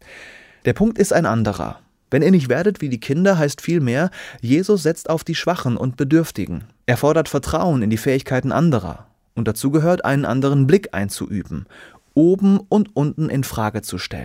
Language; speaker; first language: German; native; German